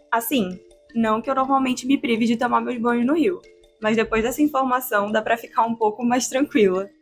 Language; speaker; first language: Portuguese; native; Portuguese